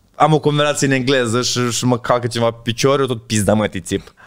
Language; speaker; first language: Romanian; native; Romanian